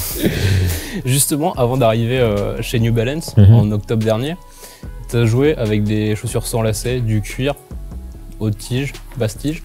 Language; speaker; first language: French; native; French